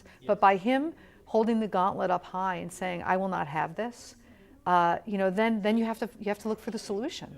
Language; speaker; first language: English; native; English